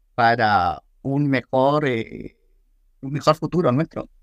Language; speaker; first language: Spanish; native; Spanish